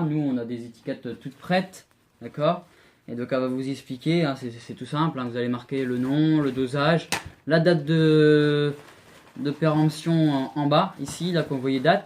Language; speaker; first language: French; native; French